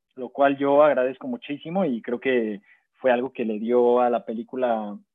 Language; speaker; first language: Spanish; native; Spanish